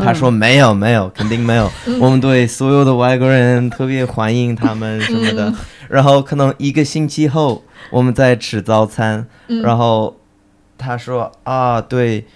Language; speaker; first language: Chinese; non-native, fluent; English